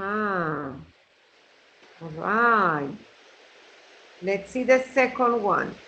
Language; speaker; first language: English; non-native, fluent; Spanish